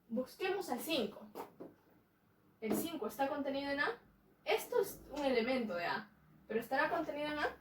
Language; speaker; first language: Spanish; native; Spanish